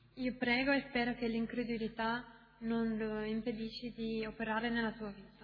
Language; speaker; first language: Italian; non-native, fluent; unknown